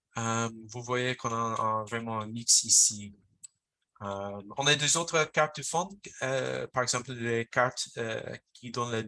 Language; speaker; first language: French; non-native, fluent; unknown